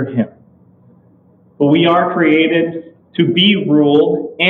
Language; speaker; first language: English; native; English